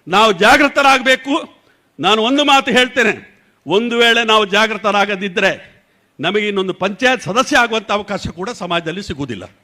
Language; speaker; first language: Kannada; non-native, local second language; Tulu